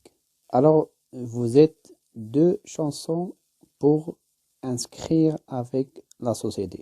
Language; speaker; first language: French; non-native, learner; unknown